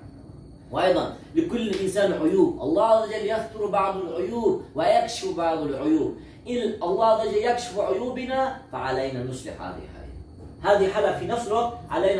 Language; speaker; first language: Arabic; non-native, learner; Uzbek